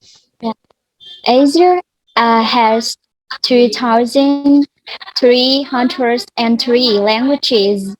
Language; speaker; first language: English; non-native, learner; Vietnamese